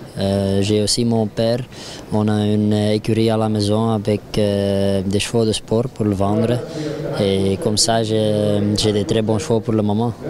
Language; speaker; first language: French; non-native, local second language; Dutch